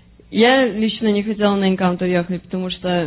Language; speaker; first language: Russian; early bilingual, heritage; Russian